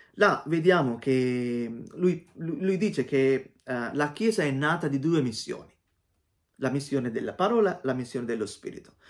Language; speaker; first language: Italian; non-native, fluent; Sinhala